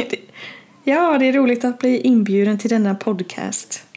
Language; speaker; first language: Swedish; early bilingual, other home language; Norwegian